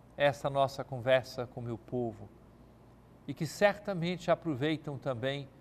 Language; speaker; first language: Portuguese; native; Portuguese